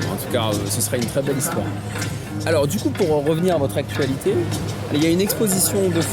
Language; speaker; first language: French; native; French